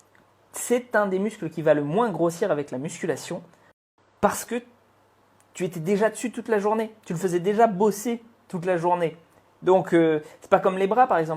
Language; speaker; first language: French; native; French